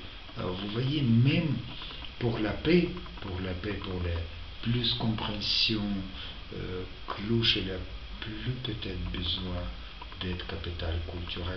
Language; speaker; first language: French; non-native, fluent; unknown